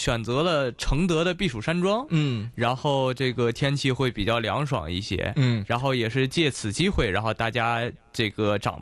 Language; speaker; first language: Chinese; native; Chinese